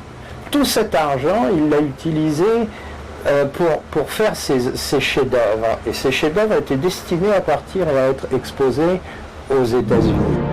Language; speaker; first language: French; native; French